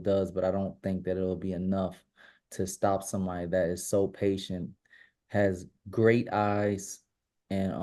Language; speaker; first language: English; native; English